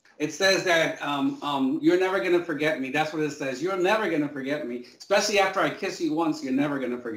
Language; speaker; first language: English; early bilingual, other home language; Spanish